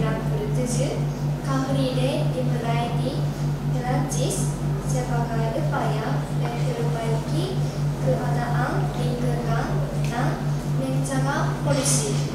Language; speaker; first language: Indonesian; non-native, learner; Japanese